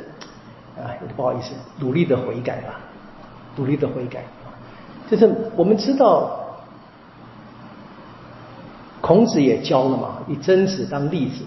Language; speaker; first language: Chinese; native; Chinese